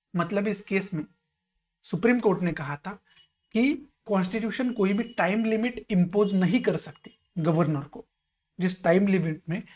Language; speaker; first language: Hindi; non-native, local second language; Marathi